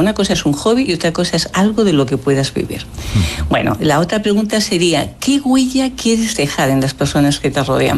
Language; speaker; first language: Spanish; native; Spanish